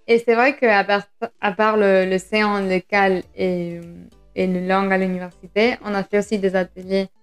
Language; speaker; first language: French; non-native, fluent; Spanish